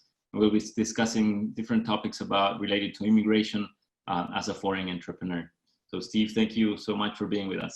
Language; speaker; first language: English; non-native, fluent; Spanish